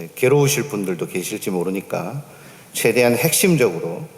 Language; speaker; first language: Korean; native; Korean